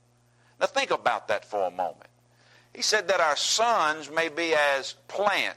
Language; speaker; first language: English; native; English